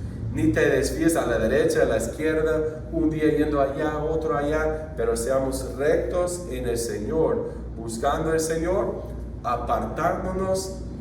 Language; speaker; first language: Spanish; non-native, fluent; English